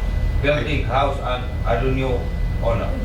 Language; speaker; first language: English; non-native, learner; Arabic